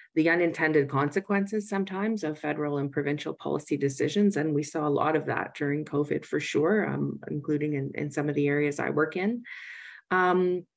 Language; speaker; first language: English; native; English